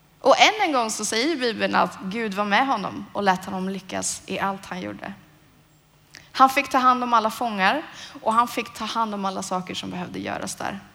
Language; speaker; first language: Swedish; native; Swedish